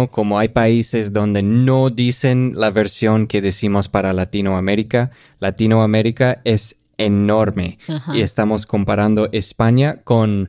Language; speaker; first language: Spanish; non-native, fluent; English